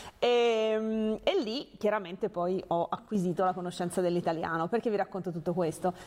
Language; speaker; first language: Italian; early bilingual, other home language; Hungarian